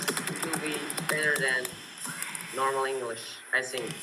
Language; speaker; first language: English; non-native, learner; Uzbek